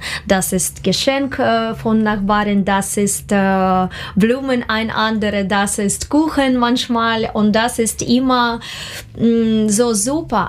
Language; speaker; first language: German; non-native, learner; Russian